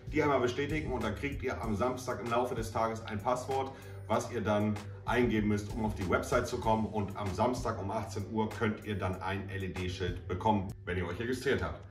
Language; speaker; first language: German; native; German